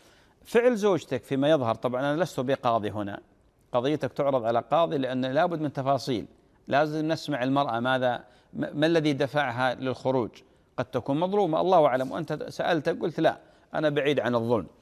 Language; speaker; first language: Arabic; native; Arabic